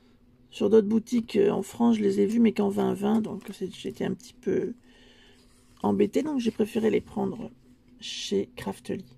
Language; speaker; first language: French; native; French